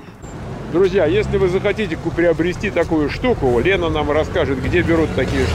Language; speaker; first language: Russian; native; Russian